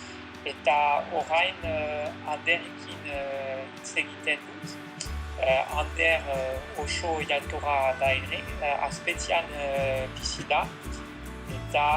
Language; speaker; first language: Basque; non-native, learner; French